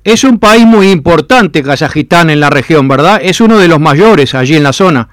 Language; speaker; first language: Spanish; native; Spanish